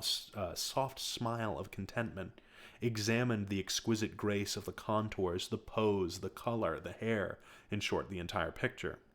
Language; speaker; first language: English; native; English